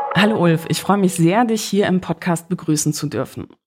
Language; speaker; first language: German; early bilingual, other home language; Polish